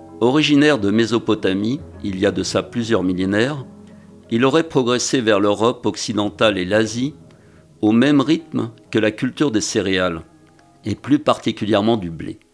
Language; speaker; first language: French; native; French